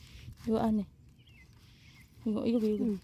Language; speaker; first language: Korean; non-native, learner; Filipino